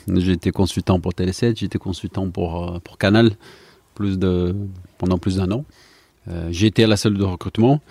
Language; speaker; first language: French; non-native, fluent; Portuguese